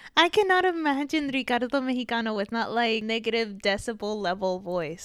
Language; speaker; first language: English; early bilingual, other home language; Spanish